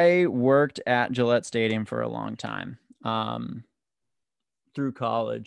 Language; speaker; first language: English; native; English